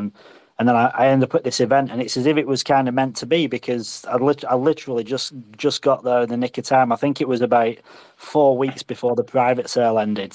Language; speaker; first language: English; native; English